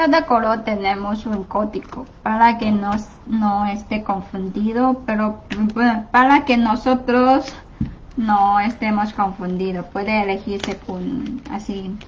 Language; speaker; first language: Spanish; non-native, learner; Chinese